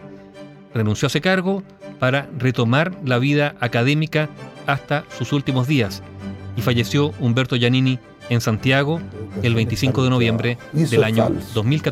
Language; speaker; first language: Spanish; native; Spanish